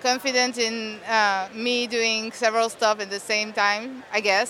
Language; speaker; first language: English; non-native, fluent; French